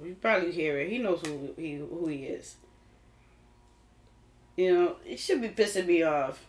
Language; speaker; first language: English; early bilingual, other home language; Spanish